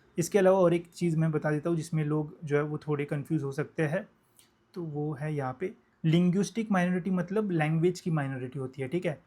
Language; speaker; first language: Hindi; non-native, local second language; Marathi